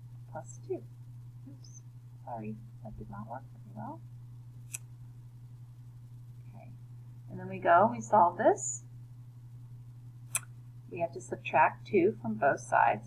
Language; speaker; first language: English; native; English